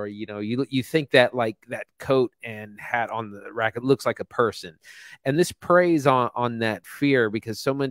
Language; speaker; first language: English; native; English